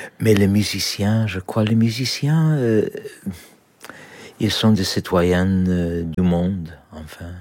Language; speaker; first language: French; non-native, learner; Polish